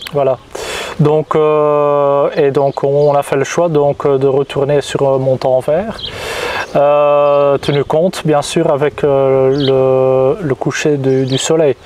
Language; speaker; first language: French; non-native, local second language; Dutch